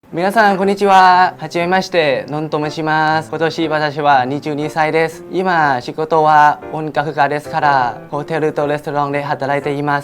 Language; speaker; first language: Japanese; non-native, learner; Thai